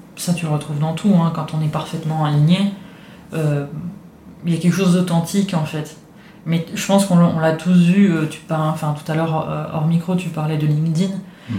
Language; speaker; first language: French; non-native, fluent; Italian